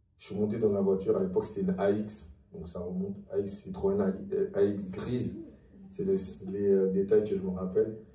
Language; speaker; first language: French; early bilingual, other home language; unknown